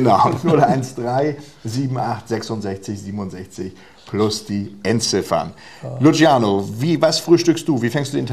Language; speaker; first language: German; native; German